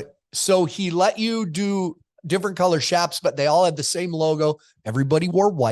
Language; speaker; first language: English; native; English